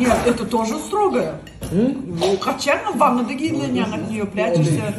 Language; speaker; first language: Russian; non-native, local second language; Turkmen